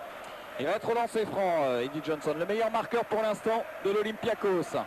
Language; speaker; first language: French; native; French